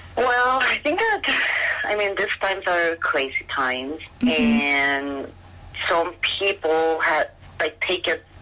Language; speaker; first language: English; non-native, learner; Spanish